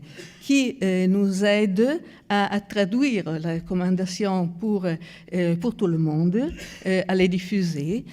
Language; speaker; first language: French; non-native, fluent; Italian